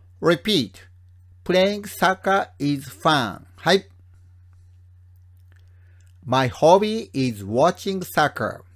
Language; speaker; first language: English; non-native, fluent; Japanese